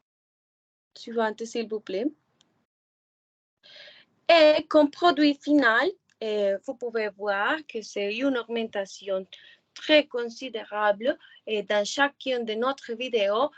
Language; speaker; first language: French; non-native, learner; Spanish